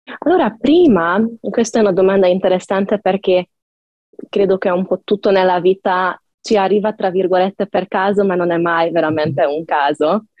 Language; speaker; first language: Italian; non-native, fluent; Hungarian